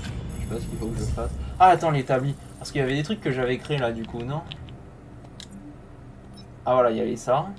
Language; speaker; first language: French; native; French